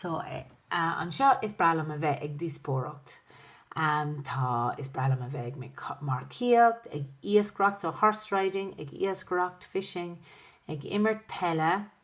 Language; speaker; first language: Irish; non-native, local second language; English